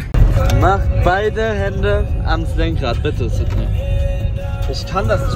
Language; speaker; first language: German; native; German